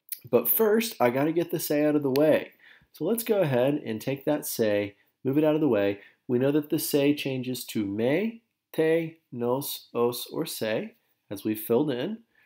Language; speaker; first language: English; native; English